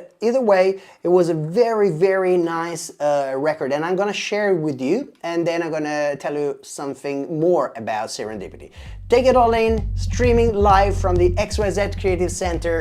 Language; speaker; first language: English; non-native, fluent; Italian